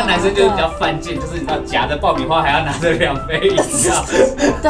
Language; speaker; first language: Chinese; native; Chinese